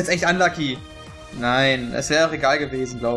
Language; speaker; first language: German; native; German